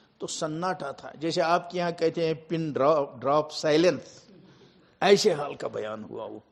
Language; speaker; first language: Urdu; non-native, local second language; Kashmiri